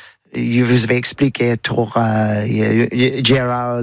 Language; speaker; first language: French; non-native, learner; English